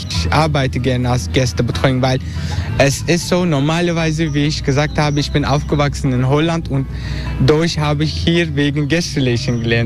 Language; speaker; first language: German; non-native, learner; Turkish